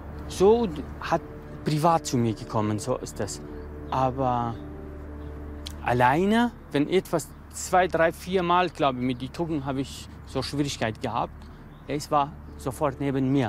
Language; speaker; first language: German; non-native, learner; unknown